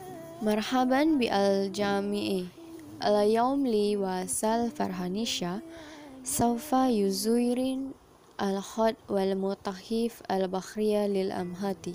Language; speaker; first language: Arabic; non-native, learner; Malay